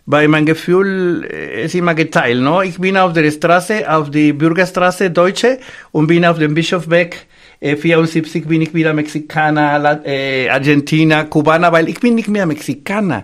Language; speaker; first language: German; non-native, fluent; Spanish